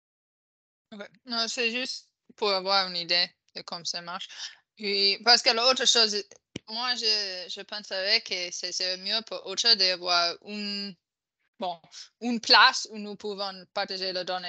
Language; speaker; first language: French; non-native, fluent; English